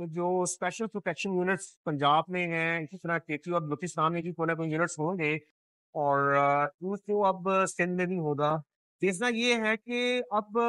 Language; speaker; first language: Urdu; non-native, local second language; Punjabi